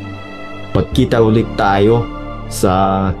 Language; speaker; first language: Filipino; non-native, learner; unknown